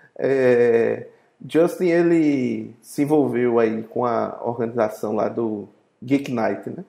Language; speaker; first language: Portuguese; native; Portuguese